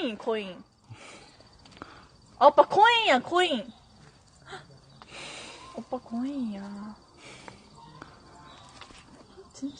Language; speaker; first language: Korean; non-native, learner; Japanese